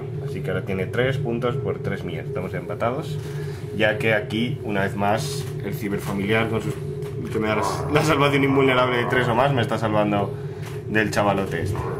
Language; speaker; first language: Spanish; native; Spanish